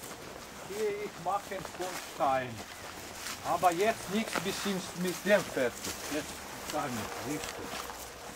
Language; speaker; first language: German; non-native, learner; Croatian